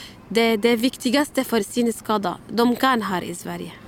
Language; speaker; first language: Swedish; non-native, learner; Arabic